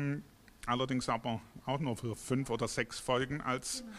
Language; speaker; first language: German; native; German